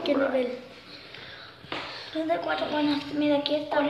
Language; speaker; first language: Spanish; native; Spanish